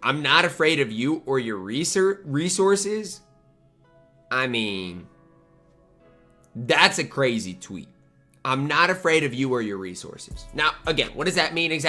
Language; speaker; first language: English; native; English